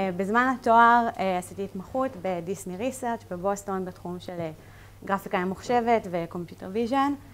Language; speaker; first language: Hebrew; native; Hebrew